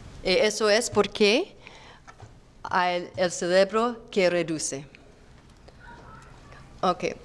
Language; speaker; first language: Spanish; non-native, learner; English